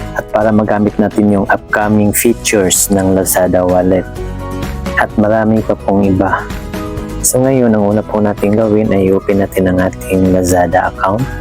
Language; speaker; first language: Filipino; native; Filipino